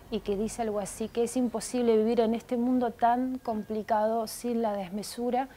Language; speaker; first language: Spanish; early bilingual, other home language; Russian